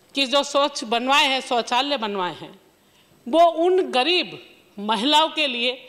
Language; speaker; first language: Hindi; native; Hindi